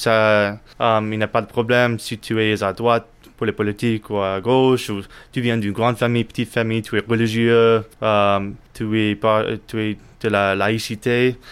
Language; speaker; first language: French; non-native, learner; English